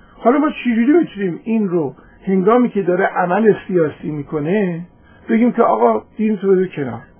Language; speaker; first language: Persian; native; Persian